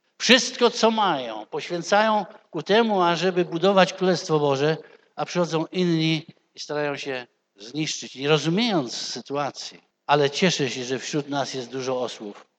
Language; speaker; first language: Polish; native; Polish